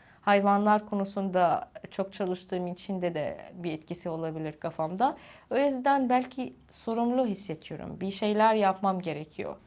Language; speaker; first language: Turkish; non-native, fluent; Arabic